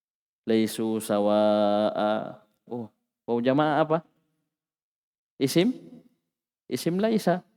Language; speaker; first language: Arabic; non-native, fluent; Indonesian